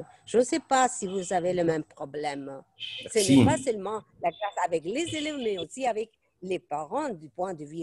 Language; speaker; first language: French; non-native, fluent; Spanish